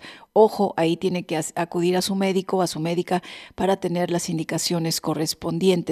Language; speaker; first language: Spanish; native; Spanish